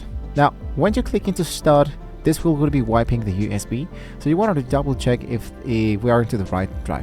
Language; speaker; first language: English; non-native, fluent; Spanish